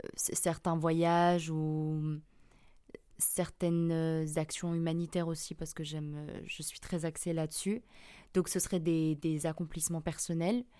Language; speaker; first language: French; native; French